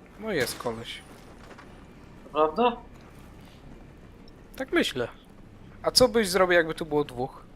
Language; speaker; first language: Polish; native; Polish